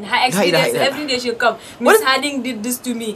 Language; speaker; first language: English; non-native, local second language; Wolof